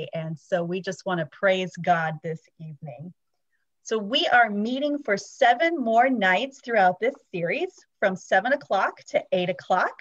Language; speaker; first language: English; native; English